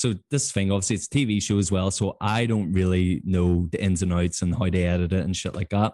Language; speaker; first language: English; native; English